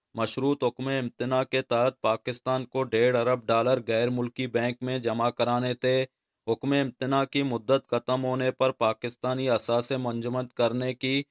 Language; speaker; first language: Urdu; non-native, local second language; Baluchi